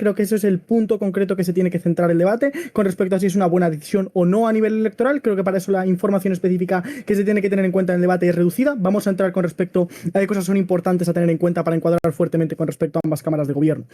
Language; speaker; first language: Spanish; native; Spanish